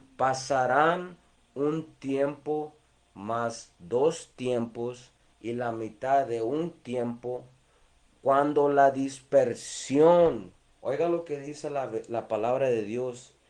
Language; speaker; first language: Spanish; early bilingual, heritage; Spanish